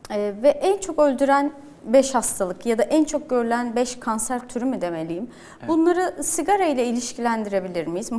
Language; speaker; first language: Turkish; native; Turkish